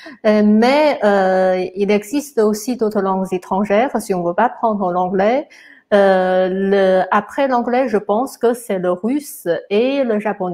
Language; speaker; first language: French; non-native, fluent; Chinese